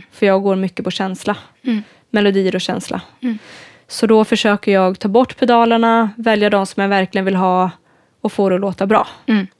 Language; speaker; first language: Swedish; native; Swedish